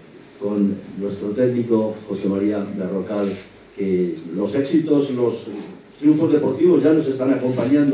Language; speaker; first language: Spanish; native; Spanish